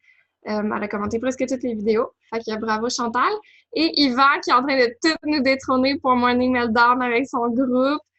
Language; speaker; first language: French; native; French